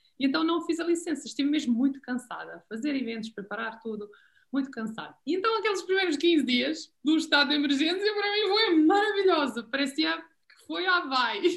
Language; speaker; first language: Portuguese; non-native, fluent; Serbian